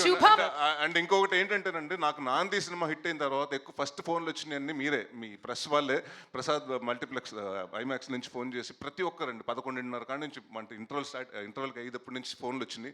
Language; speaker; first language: Telugu; native; Telugu